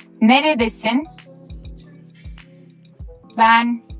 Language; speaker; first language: Turkish; non-native, fluent; Uzbek